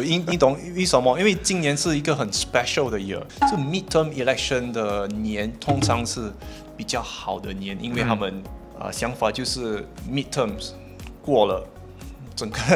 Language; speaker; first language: Chinese; non-native, local second language; English